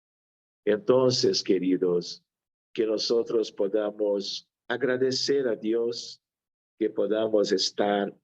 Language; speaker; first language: Spanish; non-native, fluent; Portuguese